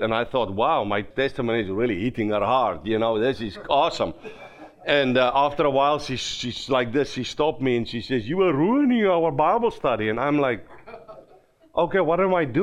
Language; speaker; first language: English; non-native, local second language; Afrikaans